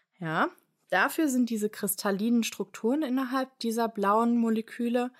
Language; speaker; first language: German; native; German